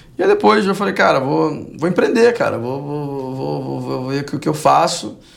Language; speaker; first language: Portuguese; non-native, fluent; Spanish